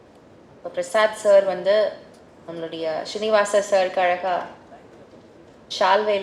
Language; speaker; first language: Tamil; native; Tamil